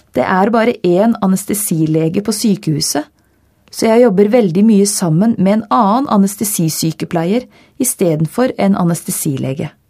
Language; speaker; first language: Norwegian; non-native, fluent; Dutch